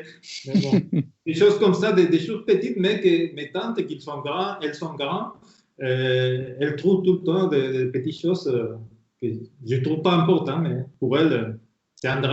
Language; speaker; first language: French; non-native, fluent; Spanish